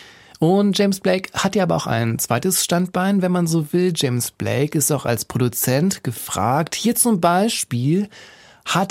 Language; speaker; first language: German; native; German